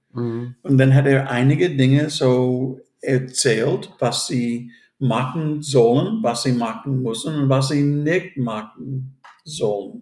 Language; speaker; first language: German; non-native, fluent; English